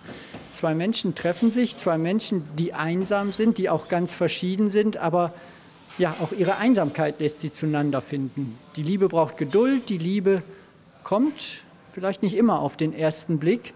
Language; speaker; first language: German; native; German